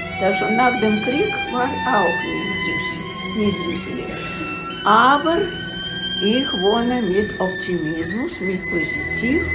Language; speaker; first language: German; non-native, learner; Russian